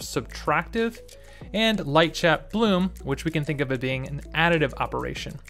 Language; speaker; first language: English; native; English